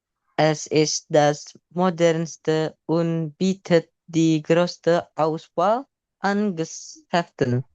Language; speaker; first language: German; non-native, learner; Indonesian